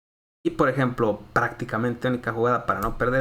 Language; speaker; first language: Spanish; native; Spanish